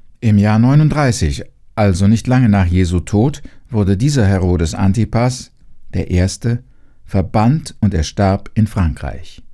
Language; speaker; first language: German; native; German